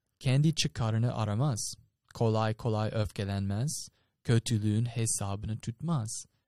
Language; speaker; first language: Turkish; non-native, fluent; English